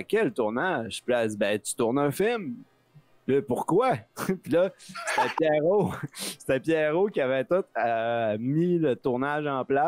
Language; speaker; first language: French; native; French